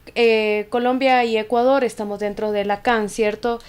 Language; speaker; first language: Spanish; native; Spanish